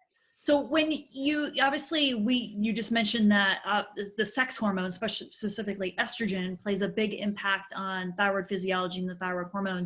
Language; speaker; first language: English; native; English